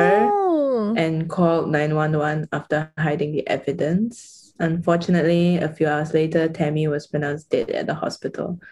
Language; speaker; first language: English; native; English